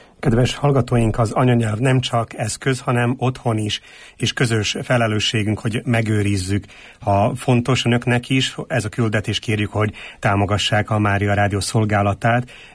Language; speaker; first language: Hungarian; native; Hungarian